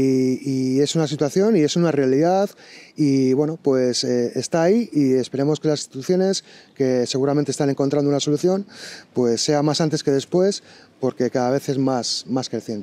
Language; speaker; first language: Spanish; native; Spanish